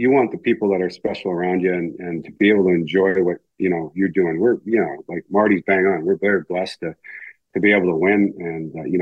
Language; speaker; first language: English; native; English